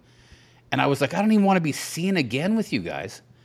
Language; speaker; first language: English; native; English